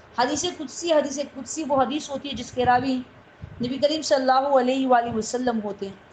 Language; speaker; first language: Urdu; non-native, local second language; Pashto